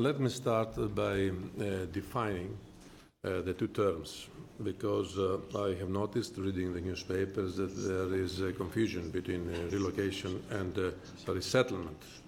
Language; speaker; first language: English; non-native, fluent; Greek